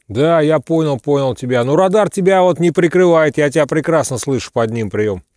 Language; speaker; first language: Russian; native; Russian